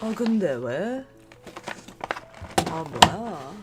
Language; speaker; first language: Korean; non-native, learner; English